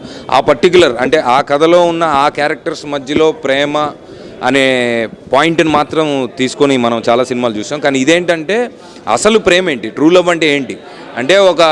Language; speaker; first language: Telugu; native; Telugu